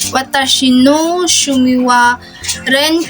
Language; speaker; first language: Japanese; non-native, learner; Filipino